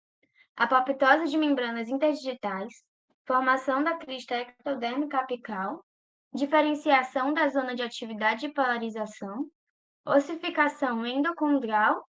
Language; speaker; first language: Portuguese; native; Portuguese